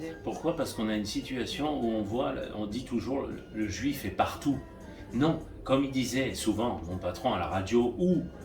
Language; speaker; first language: French; native; French